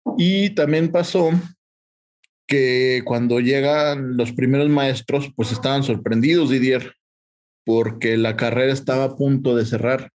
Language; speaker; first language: Spanish; native; Spanish